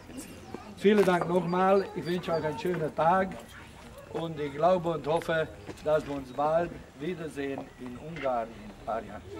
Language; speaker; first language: German; non-native, fluent; Hungarian